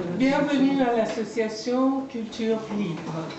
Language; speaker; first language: French; non-native, fluent; Persian